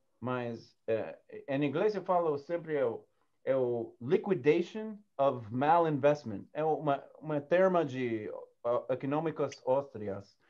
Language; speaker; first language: Portuguese; non-native, learner; English